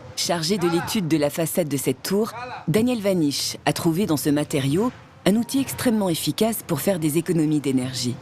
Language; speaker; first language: French; native; French